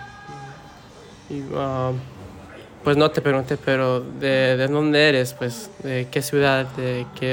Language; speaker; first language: Spanish; early bilingual, heritage; Spanish